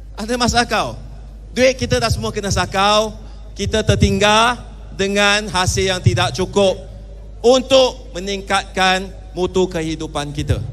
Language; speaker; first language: Malay; non-native, local second language; Chinese